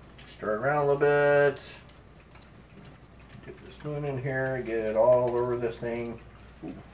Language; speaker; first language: English; early bilingual, other home language; Czech